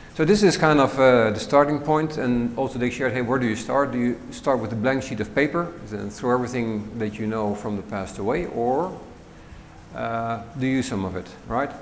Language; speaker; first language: English; non-native, fluent; Dutch